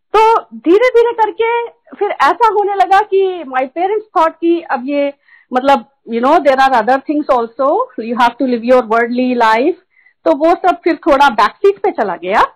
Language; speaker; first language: Hindi; native; Hindi